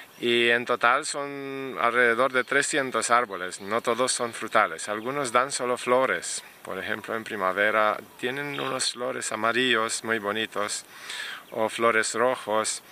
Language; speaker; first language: Spanish; non-native, fluent; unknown